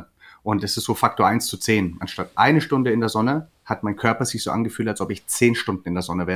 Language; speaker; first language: German; native; German